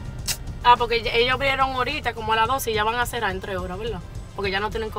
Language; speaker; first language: Spanish; native; Spanish